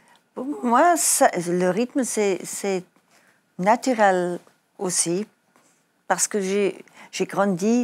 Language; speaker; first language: French; non-native, learner; Afrikaans